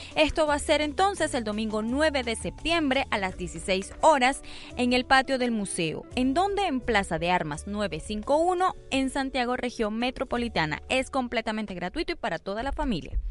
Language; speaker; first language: Spanish; native; Spanish